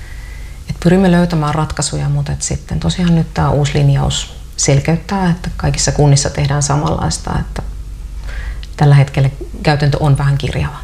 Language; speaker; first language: Finnish; native; Finnish